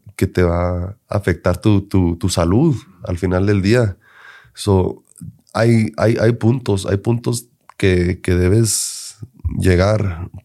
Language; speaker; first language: Spanish; early bilingual, heritage; Spanish